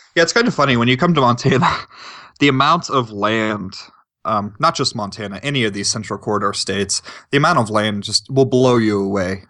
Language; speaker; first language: English; native; English